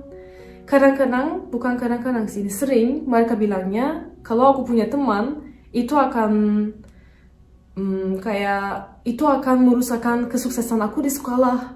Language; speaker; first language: Indonesian; non-native, fluent; Turkish